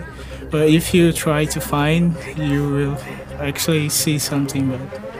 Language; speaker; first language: English; non-native, fluent; Portuguese